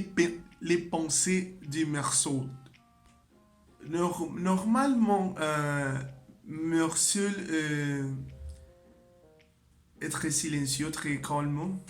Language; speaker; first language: French; non-native, learner; Spanish